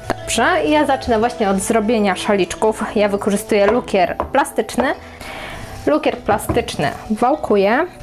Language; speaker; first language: Polish; native; Polish